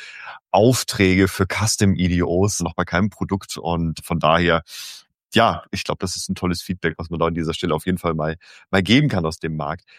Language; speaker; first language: German; native; German